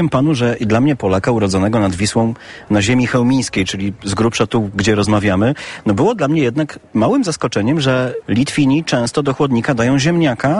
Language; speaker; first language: Polish; native; Polish